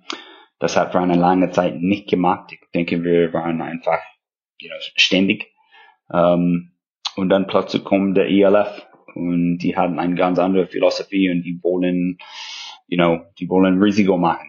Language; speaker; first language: German; non-native, fluent; English